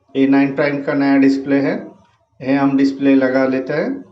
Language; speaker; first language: Hindi; non-native, local second language; Bangla